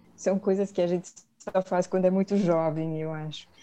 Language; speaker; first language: Portuguese; early bilingual, other home language; Swedish